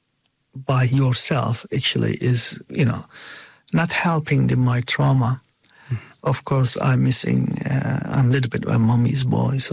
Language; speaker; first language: English; non-native, fluent; Turkish